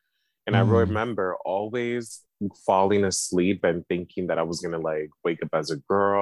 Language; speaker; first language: English; native; English